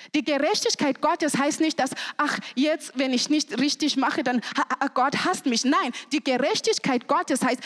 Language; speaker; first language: German; non-native, fluent; Shona